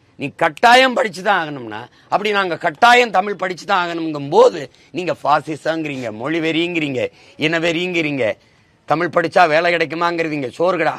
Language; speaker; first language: Tamil; native; Tamil